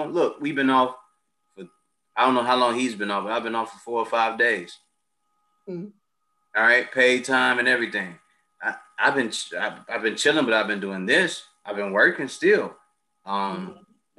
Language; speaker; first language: English; native; English